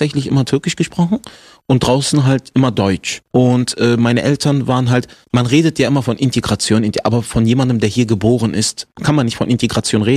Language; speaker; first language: German; native; German